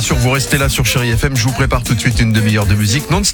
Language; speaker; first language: French; native; French